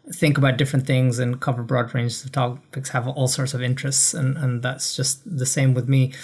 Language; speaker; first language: English; native; English